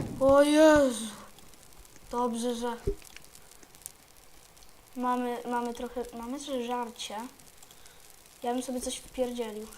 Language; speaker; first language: Polish; native; Polish